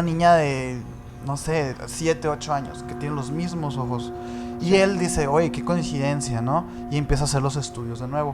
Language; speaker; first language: Spanish; native; Spanish